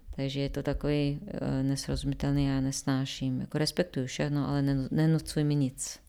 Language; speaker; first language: Czech; non-native, fluent; Bosnian